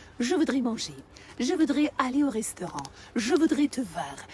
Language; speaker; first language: French; non-native, fluent; Ukrainian